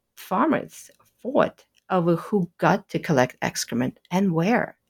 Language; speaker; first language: English; early bilingual, other home language; Russian